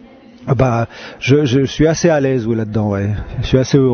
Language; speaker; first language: French; native; French